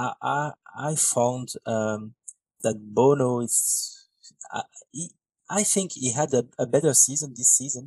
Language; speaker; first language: English; non-native, fluent; French